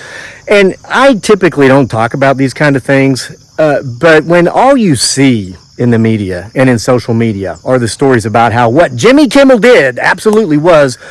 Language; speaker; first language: English; native; English